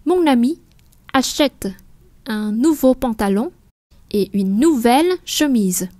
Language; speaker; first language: French; non-native, fluent; Vietnamese